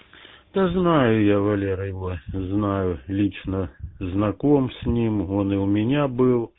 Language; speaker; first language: Russian; native; Russian